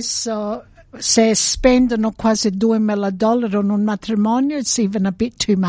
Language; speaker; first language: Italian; early bilingual, heritage; Italian